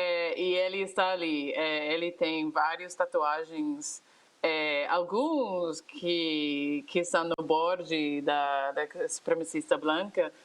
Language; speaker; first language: Portuguese; non-native, fluent; English